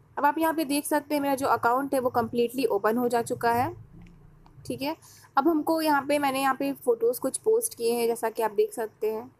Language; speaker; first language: Hindi; native; Hindi